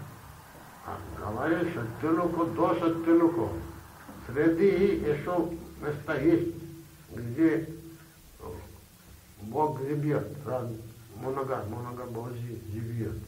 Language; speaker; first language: Russian; non-native, learner; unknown